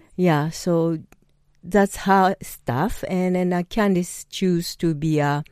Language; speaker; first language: English; non-native, fluent; Japanese